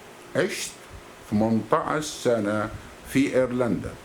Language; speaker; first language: Arabic; native; Arabic